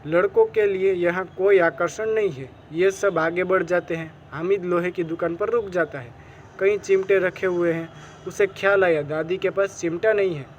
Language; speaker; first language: Hindi; non-native, local second language; Gujarati